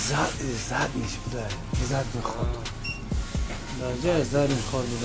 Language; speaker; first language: Russian; non-native, fluent; Tajik